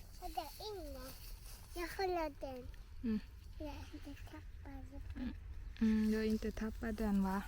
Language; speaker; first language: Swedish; early bilingual, other home language; Thai